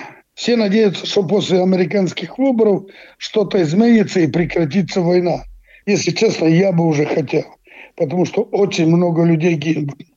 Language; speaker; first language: Russian; non-native, local second language; Ukrainian